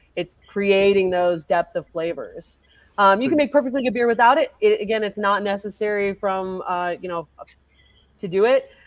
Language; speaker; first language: English; native; English